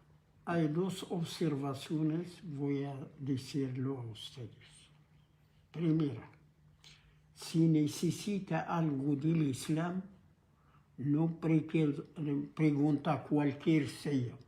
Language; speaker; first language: Portuguese; non-native, learner; Arabic